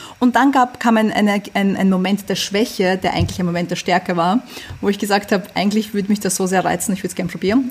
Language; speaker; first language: German; early bilingual, other home language; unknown